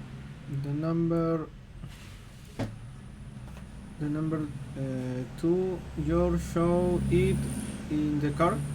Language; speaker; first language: English; non-native, learner; Spanish